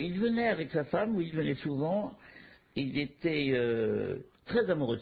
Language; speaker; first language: French; native; French